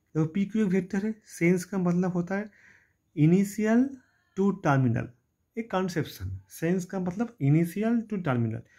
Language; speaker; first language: Hindi; non-native, local second language; Bangla